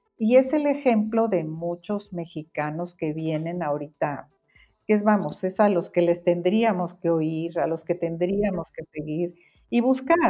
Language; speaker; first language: Spanish; native; Spanish